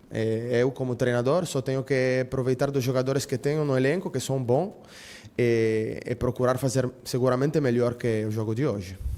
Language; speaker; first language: Portuguese; non-native, fluent; Spanish